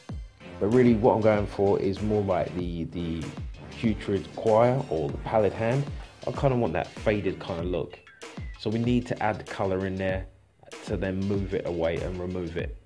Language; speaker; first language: English; native; English